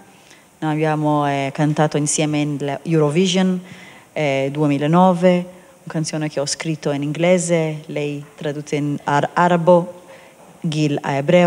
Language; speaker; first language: Italian; non-native, learner; Hebrew